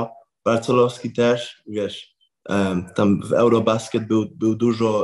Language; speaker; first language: Polish; early bilingual, heritage; English